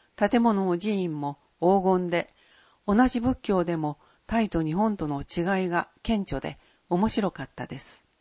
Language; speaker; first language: Japanese; native; Japanese